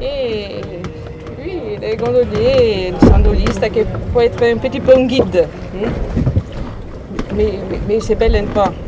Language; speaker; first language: French; non-native, learner; Italian